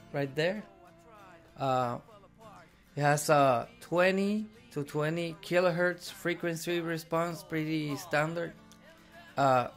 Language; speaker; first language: English; non-native, fluent; Spanish